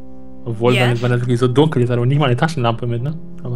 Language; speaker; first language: German; native; German